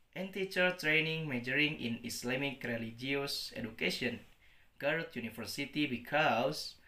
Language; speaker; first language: English; non-native, learner; Indonesian